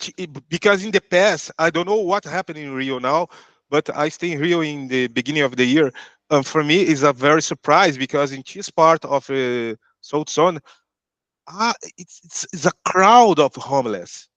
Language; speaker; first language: English; non-native, learner; Portuguese